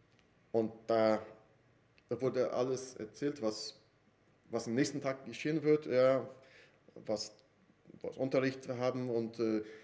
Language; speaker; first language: German; non-native, fluent; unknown